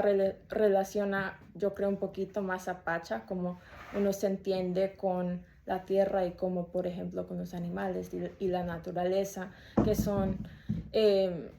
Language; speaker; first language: Spanish; early bilingual, heritage; Spanish